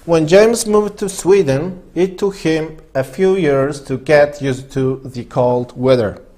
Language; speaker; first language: English; non-native, fluent; Kazakh